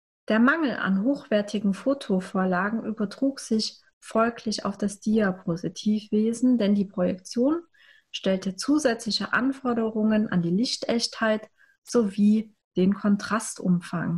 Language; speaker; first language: German; native; German